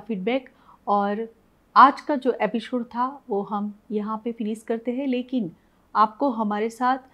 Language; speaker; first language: Hindi; non-native, local second language; Gujarati